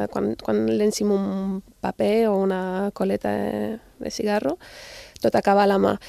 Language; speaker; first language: Catalan; non-native, fluent; German